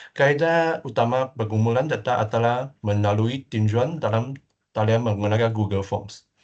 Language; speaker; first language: Malay; non-native, local second language; Chinese